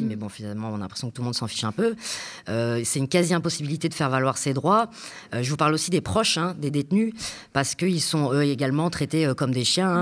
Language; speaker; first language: French; native; French